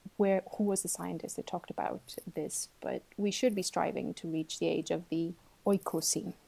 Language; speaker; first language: English; non-native, fluent; Portuguese